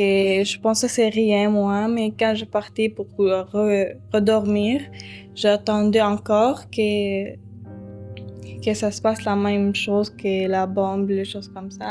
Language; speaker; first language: French; early bilingual, other home language; Arabic